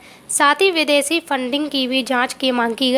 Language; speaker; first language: Hindi; native; Hindi